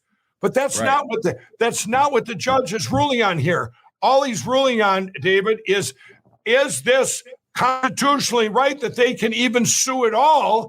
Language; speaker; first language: English; native; English